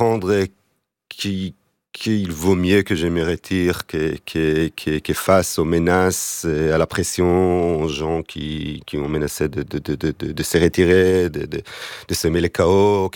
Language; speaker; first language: French; non-native, fluent; Hebrew